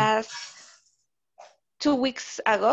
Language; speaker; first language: English; non-native, learner; Spanish